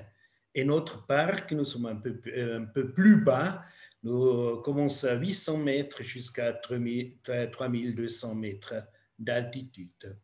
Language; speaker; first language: French; non-native, fluent; German